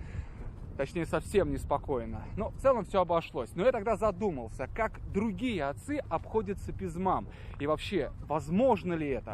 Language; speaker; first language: Russian; native; Russian